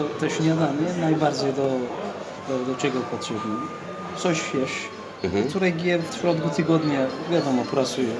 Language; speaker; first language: Polish; non-native, fluent; Turkish